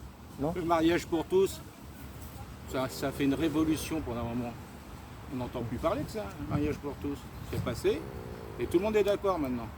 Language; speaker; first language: French; native; French